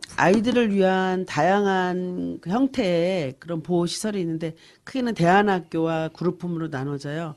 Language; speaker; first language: Korean; native; Korean